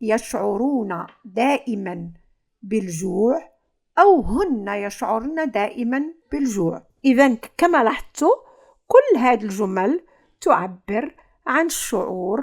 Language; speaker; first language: Arabic; native; Arabic